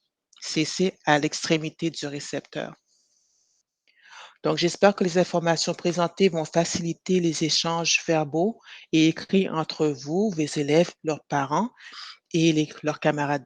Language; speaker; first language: French; native; French